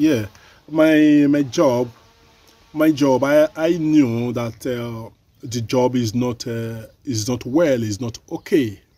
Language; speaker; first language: English; non-native, learner; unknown